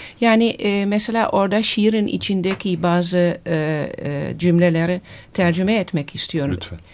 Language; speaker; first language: Turkish; non-native, fluent; Dutch